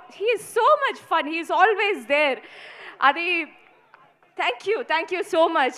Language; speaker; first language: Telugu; non-native, fluent; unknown